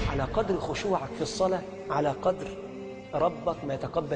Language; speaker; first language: Arabic; native; Arabic